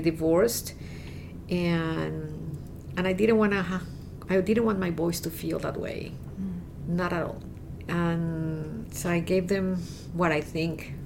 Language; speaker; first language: English; non-native, fluent; Spanish